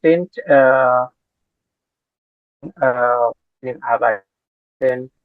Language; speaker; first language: English; non-native, learner; Indonesian